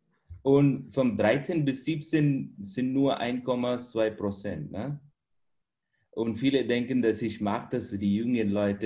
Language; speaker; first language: German; non-native, fluent; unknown